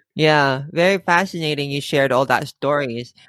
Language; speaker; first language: English; non-native, local second language; Filipino